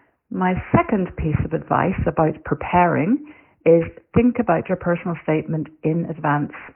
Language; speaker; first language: English; native; English